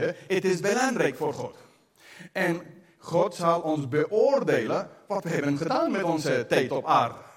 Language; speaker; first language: Dutch; non-native, fluent; English